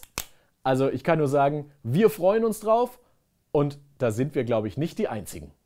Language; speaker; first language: German; native; German